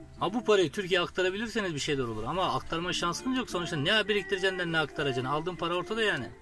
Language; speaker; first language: Turkish; native; Turkish